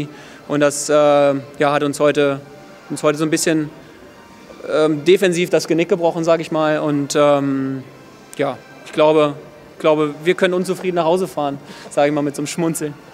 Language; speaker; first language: German; native; German